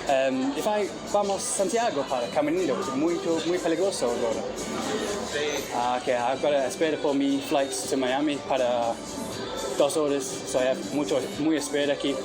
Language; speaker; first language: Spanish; non-native, learner; English